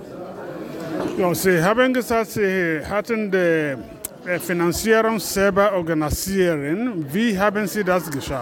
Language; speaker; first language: German; non-native, fluent; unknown